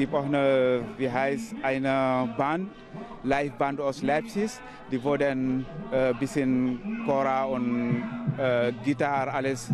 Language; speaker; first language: German; non-native, learner; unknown